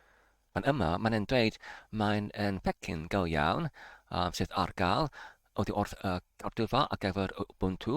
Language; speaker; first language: Welsh; non-native, learner; Polish